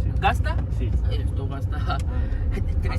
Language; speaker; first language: Spanish; native; Spanish